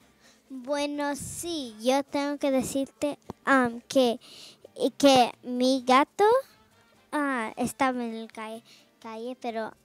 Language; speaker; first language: Spanish; early bilingual, heritage; Spanish